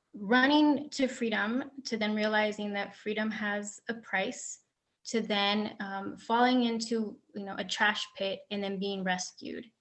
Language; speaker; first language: English; early bilingual, other home language; Spanish